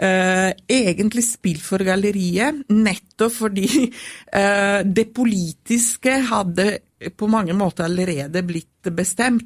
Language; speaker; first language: Norwegian; non-native, fluent; Italian